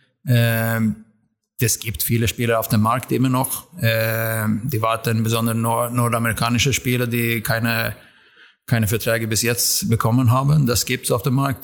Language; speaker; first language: German; non-native, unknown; Swedish